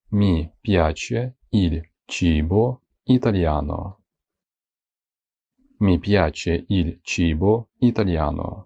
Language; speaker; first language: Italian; non-native, fluent; Ukrainian